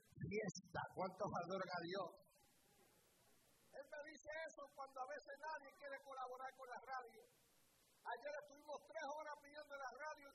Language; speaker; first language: Spanish; early bilingual, heritage; Spanish